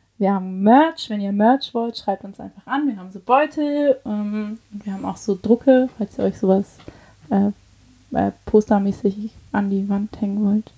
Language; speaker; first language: German; early bilingual, other home language; Chinese